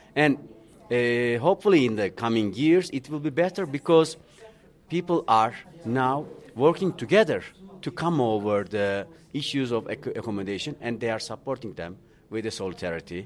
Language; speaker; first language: English; non-native, fluent; Turkish